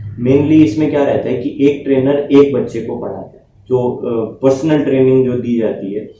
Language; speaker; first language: Hindi; native; Hindi